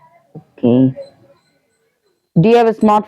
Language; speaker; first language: English; non-native, learner; Hindi